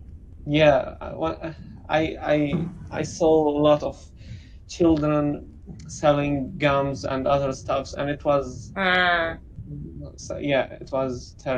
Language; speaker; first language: English; non-native, learner; Arabic